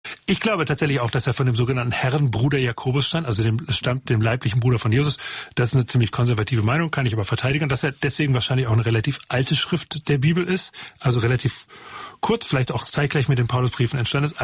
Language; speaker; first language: German; native; German